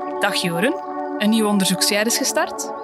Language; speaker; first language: Dutch; native; Dutch